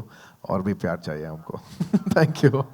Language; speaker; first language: Hindi; non-native, local second language; Telugu